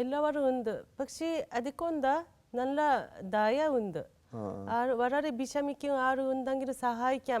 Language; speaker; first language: Malayalam; non-native, learner; Japanese